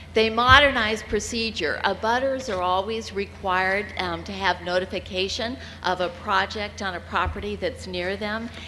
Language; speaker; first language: English; native; English